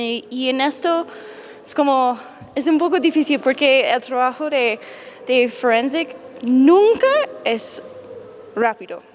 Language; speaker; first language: Spanish; non-native, fluent; English